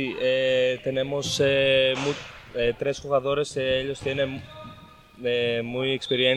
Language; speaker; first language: Spanish; non-native, learner; Greek